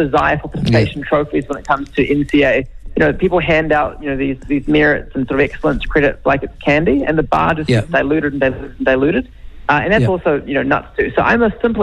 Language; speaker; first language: English; native; English